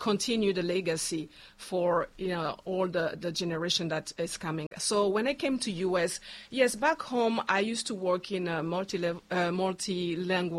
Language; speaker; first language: English; non-native, fluent; Luba-Lulua